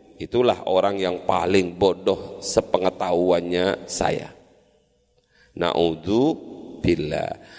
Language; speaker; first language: Indonesian; non-native, local second language; Madurese